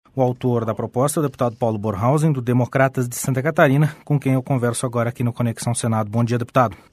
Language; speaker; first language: Portuguese; native; Portuguese